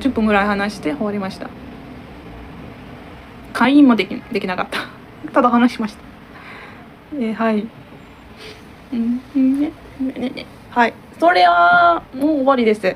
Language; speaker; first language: Japanese; non-native, learner; Turkish